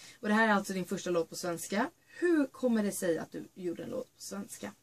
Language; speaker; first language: Swedish; native; Swedish